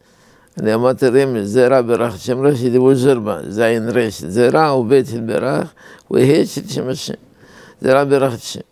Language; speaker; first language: Hebrew; non-native, fluent; Arabic